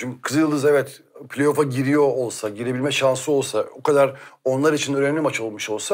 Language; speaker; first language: Turkish; native; Turkish